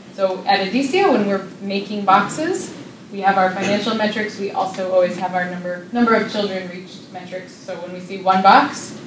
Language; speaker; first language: English; native; English